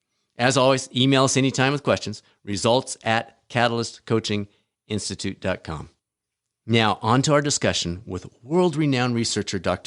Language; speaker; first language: English; native; English